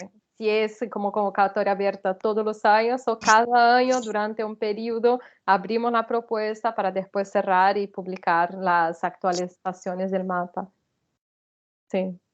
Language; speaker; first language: Spanish; non-native, fluent; Portuguese